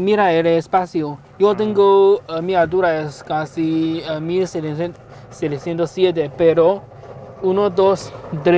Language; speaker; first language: Spanish; non-native, learner; Chinese